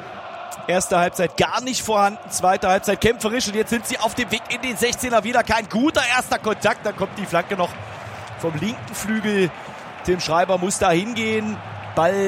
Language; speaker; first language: German; native; German